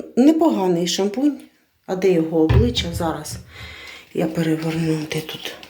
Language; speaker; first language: Ukrainian; non-native, local second language; Russian